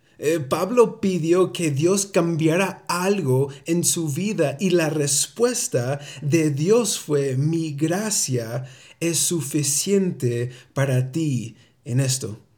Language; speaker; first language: Spanish; early bilingual, heritage; Spanish